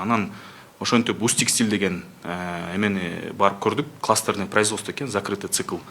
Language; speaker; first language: Russian; non-native, local second language; Kyrgyz